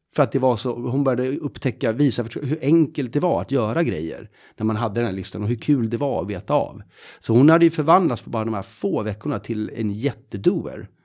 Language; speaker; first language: Swedish; native; Swedish